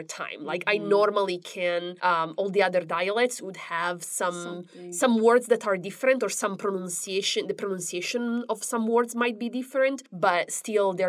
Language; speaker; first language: English; non-native, fluent; Italian